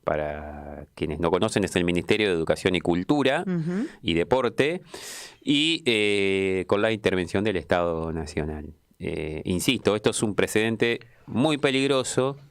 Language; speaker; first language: Spanish; native; Spanish